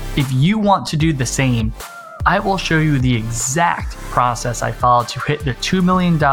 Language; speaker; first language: English; native; English